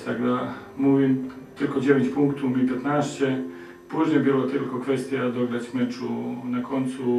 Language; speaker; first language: Polish; non-native, learner; Serbian